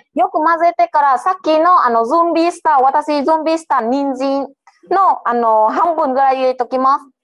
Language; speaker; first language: Japanese; non-native, learner; Vietnamese